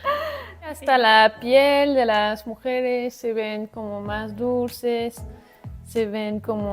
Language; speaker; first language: Spanish; non-native, fluent; French